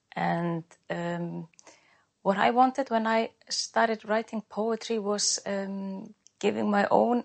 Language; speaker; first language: English; non-native, fluent; Icelandic